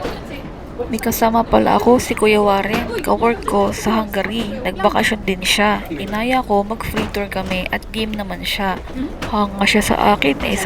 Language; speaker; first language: Filipino; native; Filipino